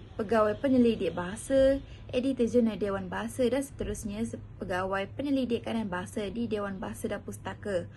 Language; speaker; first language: Malay; native; Malay